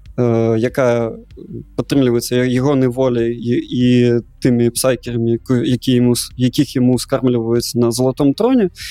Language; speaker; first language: Belarusian; non-native, local second language; Russian